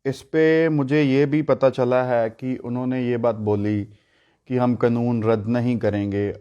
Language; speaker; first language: Hindi; non-native, local second language; Punjabi